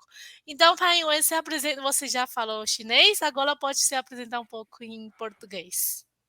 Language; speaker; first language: Portuguese; non-native, fluent; Chinese